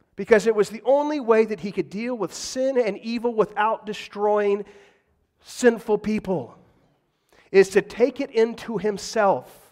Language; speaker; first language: English; native; English